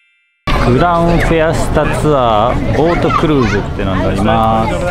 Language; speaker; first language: Japanese; native; Japanese